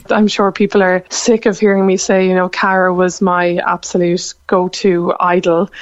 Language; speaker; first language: English; native; English